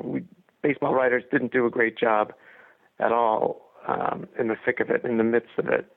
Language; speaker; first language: English; native; English